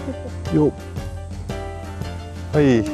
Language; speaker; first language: Japanese; native; Japanese